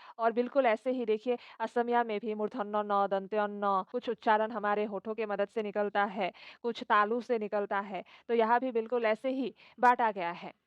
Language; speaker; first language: Hindi; non-native, local second language; Assamese